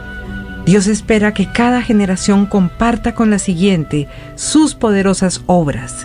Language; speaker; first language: Spanish; native; Spanish